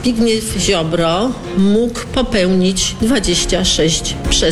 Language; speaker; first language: Polish; native; Polish